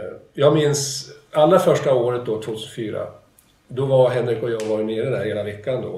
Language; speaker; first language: Swedish; native; Swedish